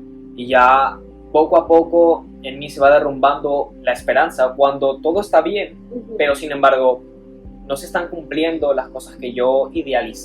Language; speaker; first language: Spanish; native; Spanish